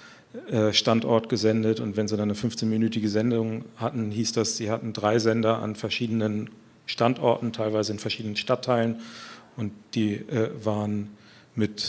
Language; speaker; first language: German; native; German